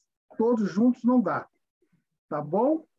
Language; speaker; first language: Portuguese; native; Portuguese